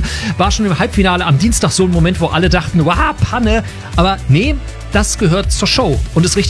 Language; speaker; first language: German; native; German